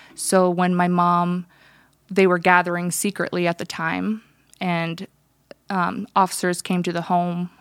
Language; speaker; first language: English; early bilingual, other home language; Russian